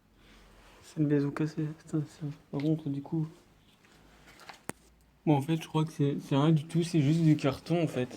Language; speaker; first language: French; native; French